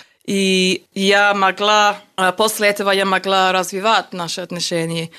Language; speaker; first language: Russian; non-native, learner; English